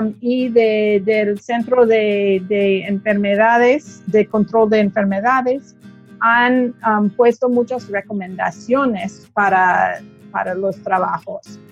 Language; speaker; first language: Spanish; non-native, fluent; English